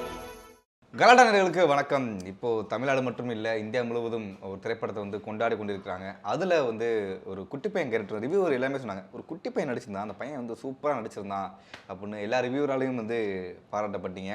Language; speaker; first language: Tamil; native; Tamil